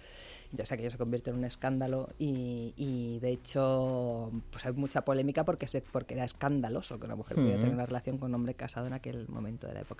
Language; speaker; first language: Spanish; native; Spanish